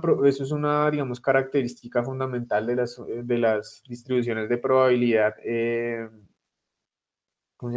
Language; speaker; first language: Spanish; native; Spanish